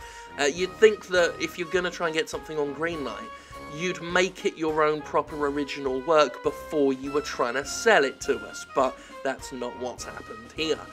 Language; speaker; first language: English; native; English